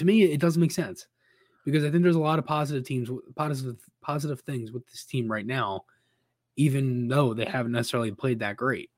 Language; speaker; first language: English; native; English